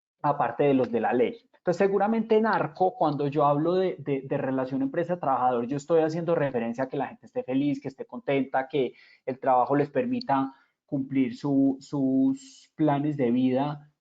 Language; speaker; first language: Spanish; native; Spanish